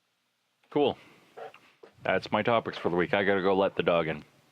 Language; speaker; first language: English; native; English